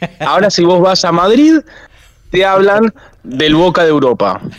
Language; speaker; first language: Spanish; native; Spanish